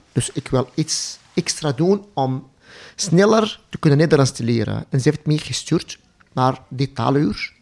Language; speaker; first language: Dutch; non-native, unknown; Arabic